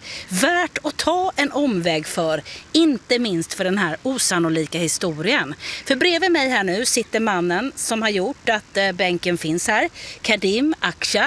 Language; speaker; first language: Swedish; native; Swedish